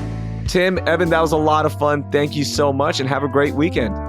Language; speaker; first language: English; native; English